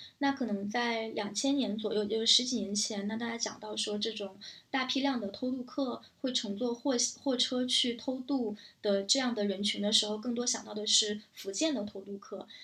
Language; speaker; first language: Chinese; native; Chinese